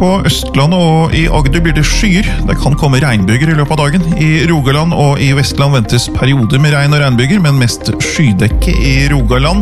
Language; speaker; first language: Norwegian; native; Norwegian